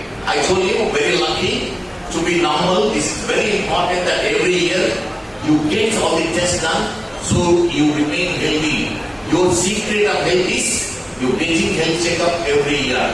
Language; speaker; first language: English; non-native, local second language; Telugu